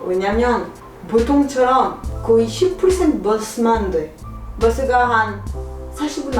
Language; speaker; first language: Korean; non-native, learner; French